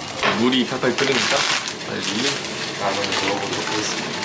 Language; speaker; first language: Korean; native; Korean